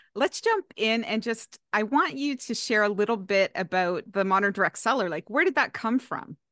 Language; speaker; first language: English; native; English